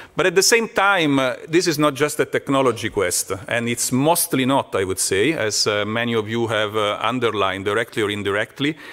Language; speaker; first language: English; non-native, fluent; Italian